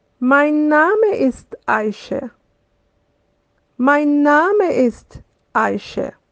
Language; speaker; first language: German; non-native, fluent; Turkish